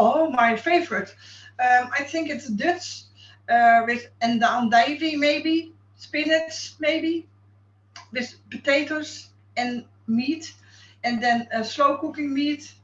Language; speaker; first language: English; non-native, learner; Dutch